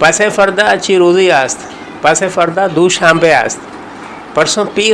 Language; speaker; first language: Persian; non-native, fluent; Urdu